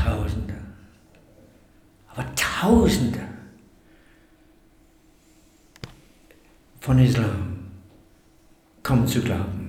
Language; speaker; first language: German; non-native, fluent; English